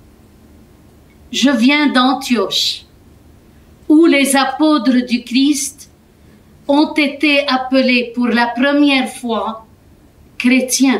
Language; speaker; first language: French; non-native, fluent; Arabic